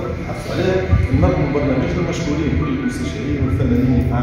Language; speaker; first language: Arabic; native; Arabic